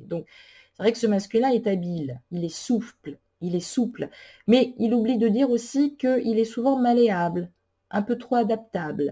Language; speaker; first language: French; native; French